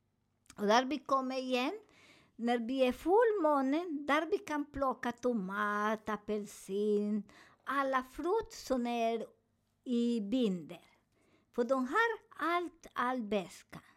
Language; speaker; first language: Swedish; non-native, learner; Spanish